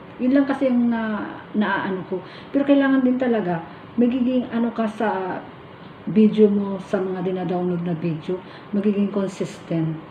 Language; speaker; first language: Filipino; non-native, local second language; Cebuano